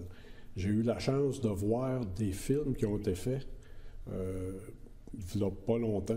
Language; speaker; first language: French; native; French